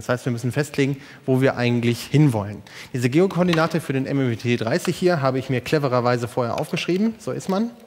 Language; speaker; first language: German; native; German